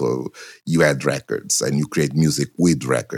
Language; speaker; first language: English; non-native, fluent; Portuguese